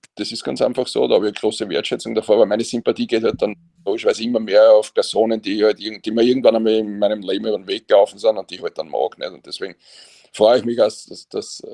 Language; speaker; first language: German; native; German